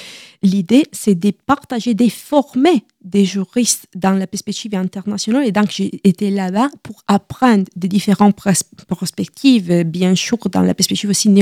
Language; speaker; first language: French; non-native, learner; Italian